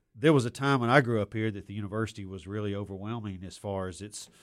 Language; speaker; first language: English; native; English